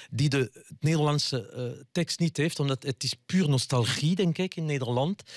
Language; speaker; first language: Dutch; non-native, fluent; French